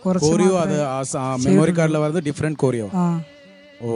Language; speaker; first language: Malayalam; non-native, learner; Tamil